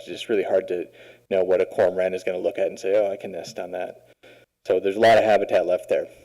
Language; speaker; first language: English; native; English